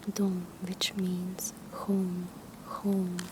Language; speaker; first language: English; non-native, fluent; Slovenian